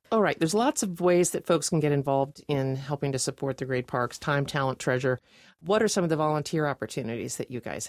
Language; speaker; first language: English; native; English